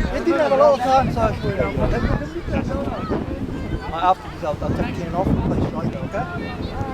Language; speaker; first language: English; native; English